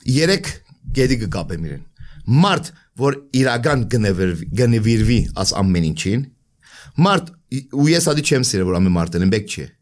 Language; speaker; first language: Armenian; early bilingual, heritage; Armenian